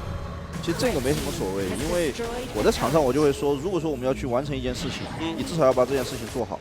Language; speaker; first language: Chinese; native; Chinese